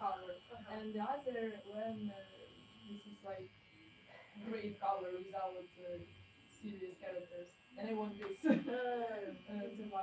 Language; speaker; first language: English; non-native, fluent; Ukrainian